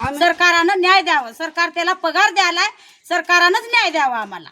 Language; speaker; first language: Marathi; non-native, local second language; Lambadi